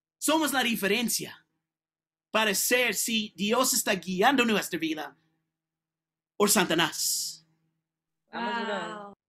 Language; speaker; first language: Spanish; non-native, learner; English